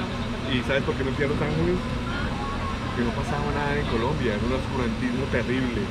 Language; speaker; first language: Spanish; native; Spanish